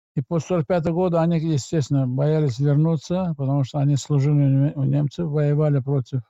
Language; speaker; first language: Russian; non-native, local second language; Azerbaijani